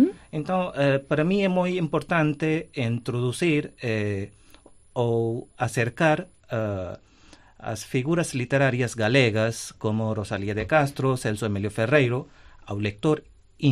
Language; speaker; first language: Galician; non-native, fluent; Hindi